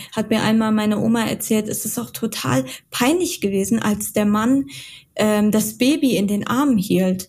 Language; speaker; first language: German; native; German